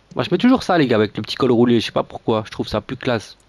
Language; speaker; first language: French; native; French